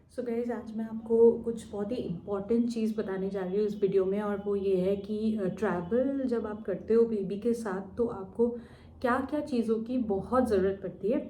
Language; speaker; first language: Hindi; non-native, local second language; Assamese